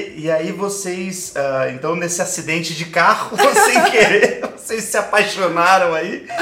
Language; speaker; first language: Portuguese; native; Portuguese